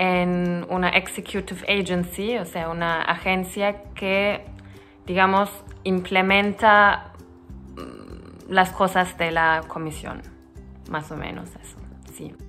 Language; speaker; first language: Spanish; non-native, fluent; Turkish